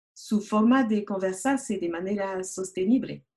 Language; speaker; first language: Spanish; non-native, fluent; French